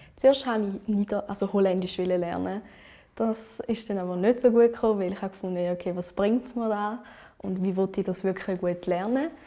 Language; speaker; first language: German; native; German